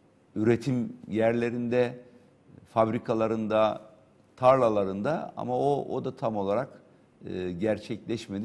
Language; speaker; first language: Turkish; native; Turkish